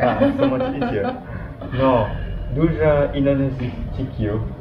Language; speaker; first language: Polish; non-native, learner; Balinese